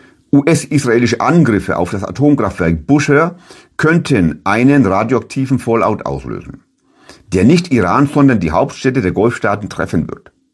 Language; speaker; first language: German; native; German